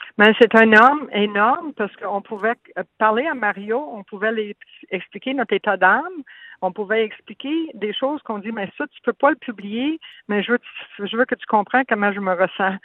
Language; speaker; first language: French; native; French